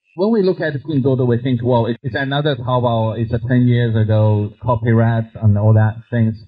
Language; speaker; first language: English; non-native, fluent; Chinese